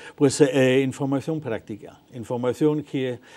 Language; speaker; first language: Spanish; non-native, fluent; Danish